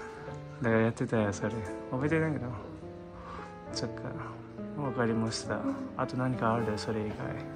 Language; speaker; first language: Japanese; non-native, learner; Nepali